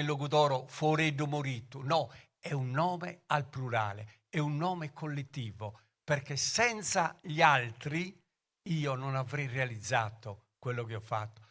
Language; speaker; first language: Italian; native; Italian